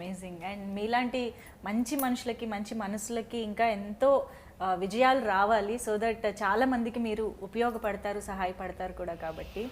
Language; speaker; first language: Telugu; native; Telugu